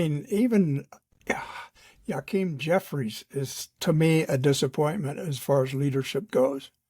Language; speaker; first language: English; native; English